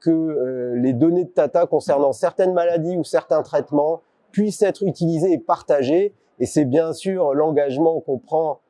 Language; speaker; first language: French; native; French